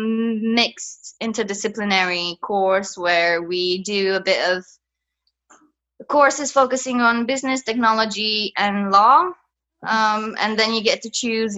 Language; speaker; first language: English; non-native, fluent; Romanian